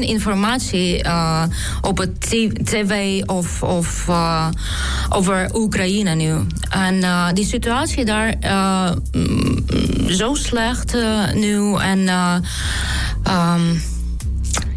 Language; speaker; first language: Dutch; non-native, learner; Ukrainian